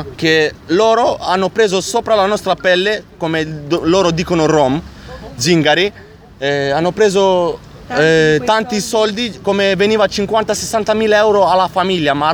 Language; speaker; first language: Italian; early bilingual, other home language; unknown